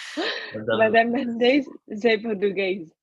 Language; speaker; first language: French; non-native, learner; Chinese